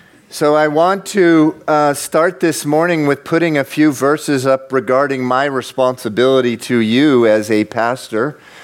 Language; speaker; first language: English; native; English